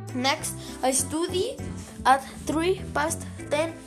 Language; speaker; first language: English; non-native, learner; Spanish